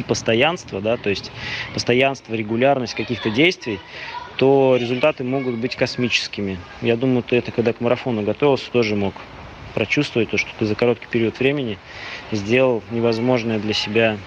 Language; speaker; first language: Russian; native; Russian